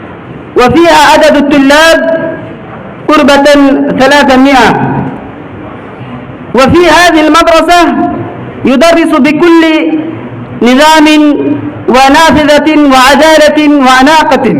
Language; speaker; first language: Arabic; non-native, learner; Bangla